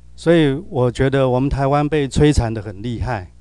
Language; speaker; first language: Chinese; native; Chinese